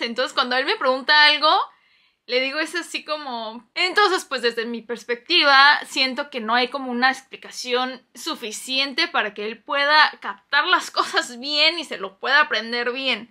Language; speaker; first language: Spanish; non-native, fluent; Korean